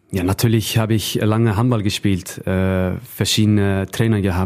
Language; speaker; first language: German; non-native, fluent; Icelandic